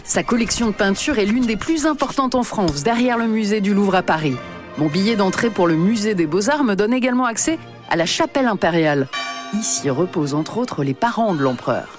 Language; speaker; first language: French; native; French